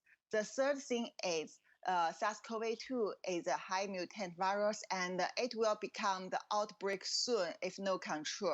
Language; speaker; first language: English; non-native, fluent; Chinese